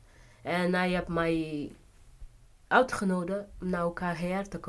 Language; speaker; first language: Dutch; non-native, fluent; Portuguese